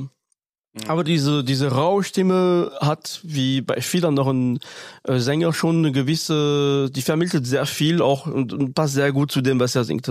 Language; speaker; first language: German; non-native, fluent; French